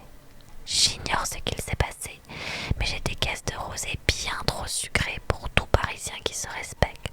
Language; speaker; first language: French; native; French